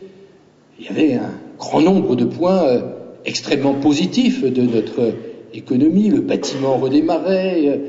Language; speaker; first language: French; native; French